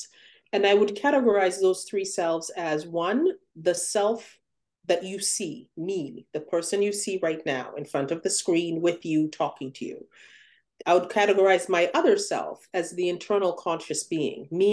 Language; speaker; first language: English; non-native, local second language; Ganda